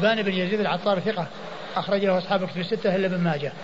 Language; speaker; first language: Arabic; native; Arabic